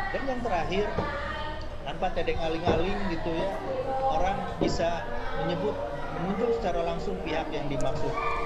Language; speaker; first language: Indonesian; non-native, local second language; Sundanese